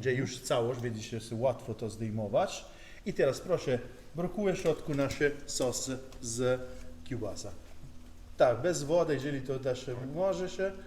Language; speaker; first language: Polish; non-native, learner; Italian